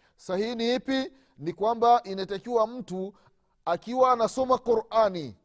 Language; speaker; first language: Swahili; native; Swahili